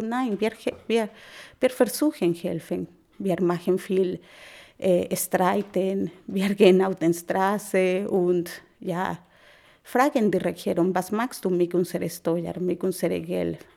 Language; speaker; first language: German; non-native, learner; Spanish